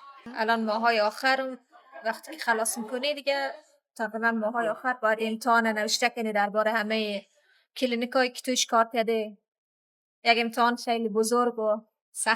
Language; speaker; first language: Persian; early bilingual, heritage; Persian